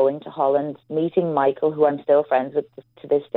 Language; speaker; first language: English; native; English